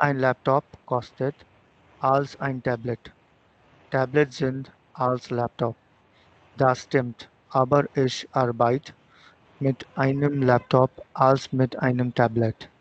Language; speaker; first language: German; non-native, learner; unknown